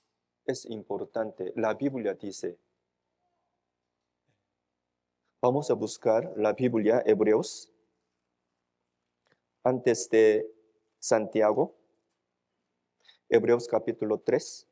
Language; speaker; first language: Spanish; non-native, fluent; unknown